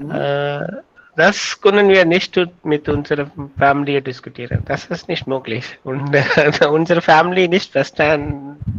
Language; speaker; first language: German; non-native, learner; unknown